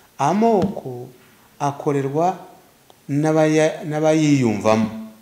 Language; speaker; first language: Kinyarwanda; native; Kinyarwanda